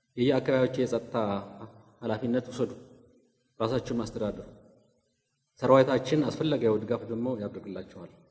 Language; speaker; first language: Amharic; non-native, local second language; Tigrinya